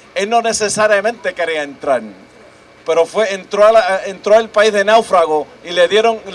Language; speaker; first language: Spanish; early bilingual, heritage; Spanish